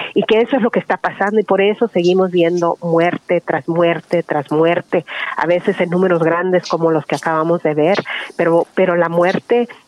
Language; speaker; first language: Spanish; early bilingual, heritage; Spanish